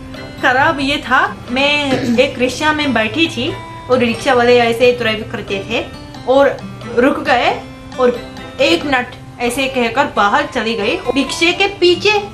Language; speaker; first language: Hindi; non-native, fluent; Japanese